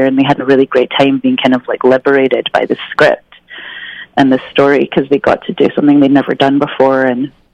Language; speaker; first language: English; native; English